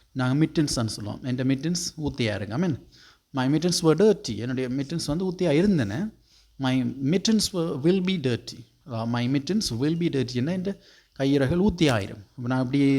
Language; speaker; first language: Tamil; native; Tamil